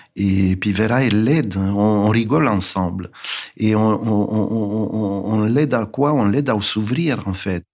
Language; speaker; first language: French; non-native, fluent; Romanian